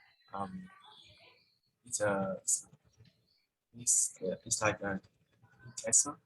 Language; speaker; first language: English; non-native, learner; Vietnamese